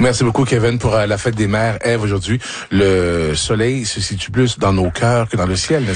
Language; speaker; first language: French; native; French